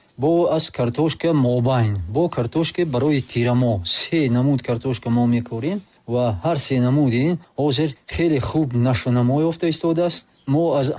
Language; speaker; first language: Tajik; non-native, local second language; Shughni